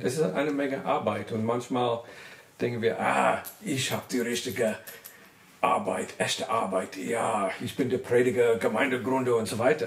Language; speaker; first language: German; non-native, learner; English